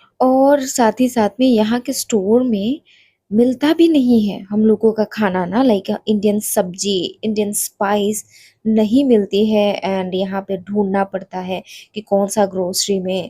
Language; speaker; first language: Hindi; non-native, local second language; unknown